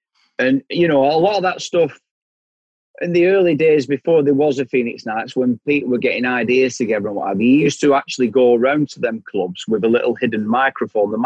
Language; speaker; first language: English; native; English